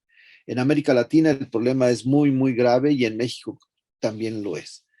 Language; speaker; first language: Spanish; native; Spanish